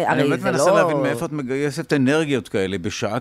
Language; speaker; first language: Hebrew; native; Hebrew